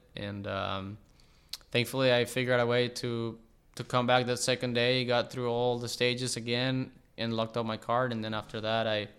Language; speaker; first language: English; non-native, fluent; Spanish